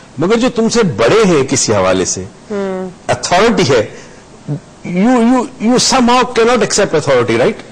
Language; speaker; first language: Urdu; native; Urdu